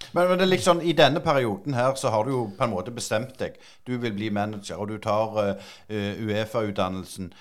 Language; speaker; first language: Norwegian; native; Norwegian